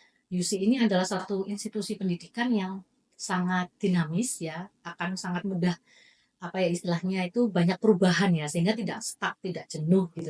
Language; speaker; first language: Indonesian; native; Indonesian